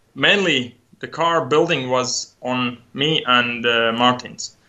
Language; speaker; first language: English; non-native, learner; Latvian